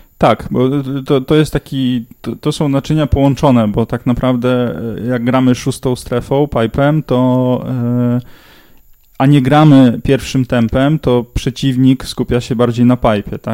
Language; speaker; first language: Polish; native; Polish